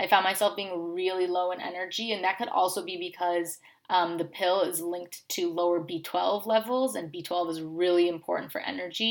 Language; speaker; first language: English; native; English